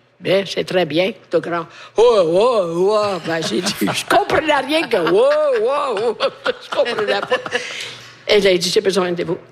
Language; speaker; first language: French; non-native, fluent; Italian